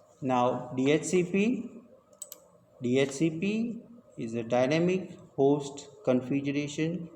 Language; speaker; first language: English; non-native, local second language; Gujarati